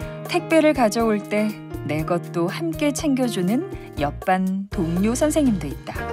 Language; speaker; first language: Korean; native; Korean